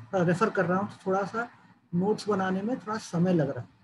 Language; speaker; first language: Hindi; native; Hindi